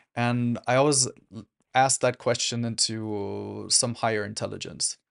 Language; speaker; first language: English; non-native, fluent; German